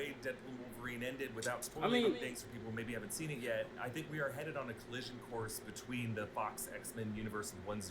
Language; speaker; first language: English; native; English